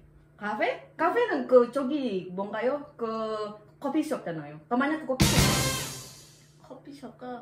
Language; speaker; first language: Korean; non-native, learner; Indonesian